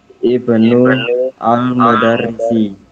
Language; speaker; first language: Arabic; non-native, learner; Indonesian